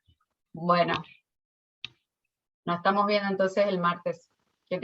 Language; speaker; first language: Spanish; native; Spanish